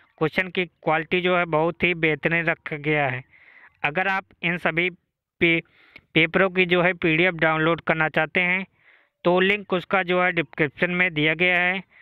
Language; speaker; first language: Hindi; native; Hindi